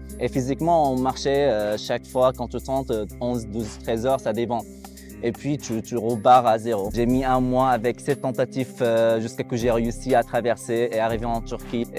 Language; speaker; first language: French; non-native, fluent; Arabic